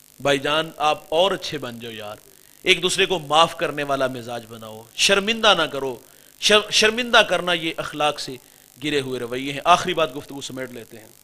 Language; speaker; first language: Urdu; non-native, local second language; Punjabi